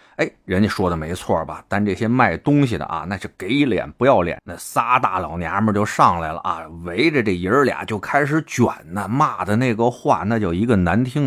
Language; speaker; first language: Chinese; native; Chinese